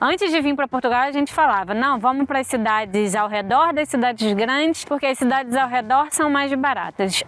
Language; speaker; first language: Portuguese; native; Portuguese